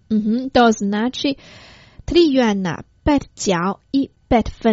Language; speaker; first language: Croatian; non-native, fluent; Chinese